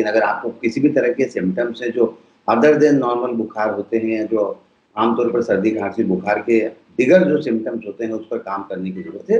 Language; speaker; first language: Hindi; native; Hindi